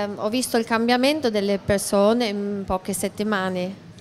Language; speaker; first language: Italian; non-native, learner; German